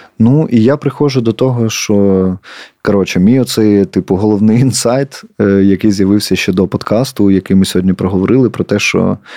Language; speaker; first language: Ukrainian; native; Ukrainian